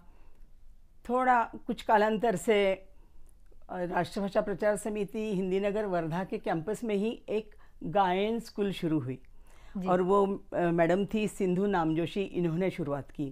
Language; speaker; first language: Hindi; native; Hindi